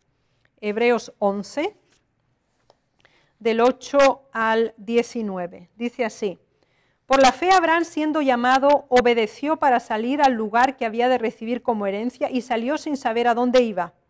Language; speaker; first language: Spanish; native; Spanish